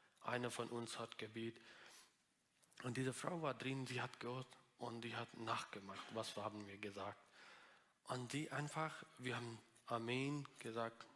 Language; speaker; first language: German; non-native, learner; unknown